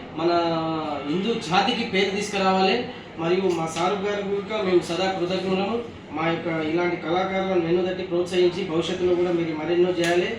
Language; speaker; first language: Telugu; native; Telugu